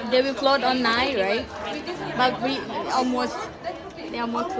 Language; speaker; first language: English; non-native, learner; Thai